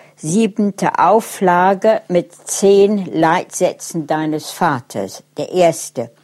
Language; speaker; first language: German; early bilingual, heritage; German